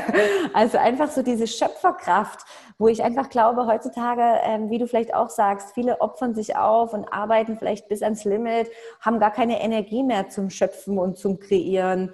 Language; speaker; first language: German; native; German